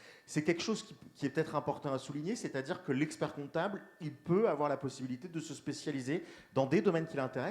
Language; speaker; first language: French; native; French